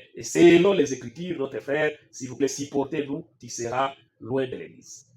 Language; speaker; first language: French; non-native, local second language; Swahili